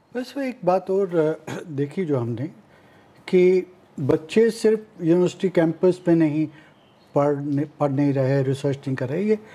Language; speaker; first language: Hindi; native; Hindi